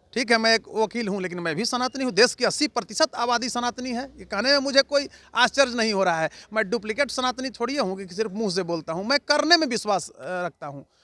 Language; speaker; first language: Hindi; native; Hindi